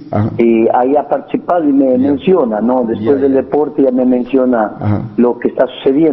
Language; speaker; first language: Spanish; native; Spanish